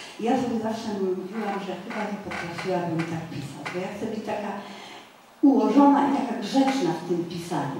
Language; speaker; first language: Polish; native; Polish